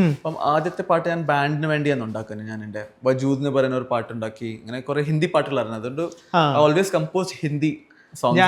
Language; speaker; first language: Malayalam; early bilingual, heritage; Malayalam